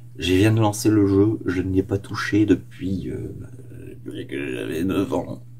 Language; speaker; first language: French; native; French